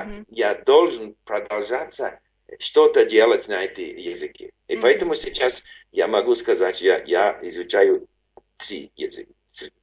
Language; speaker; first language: Russian; non-native, learner; English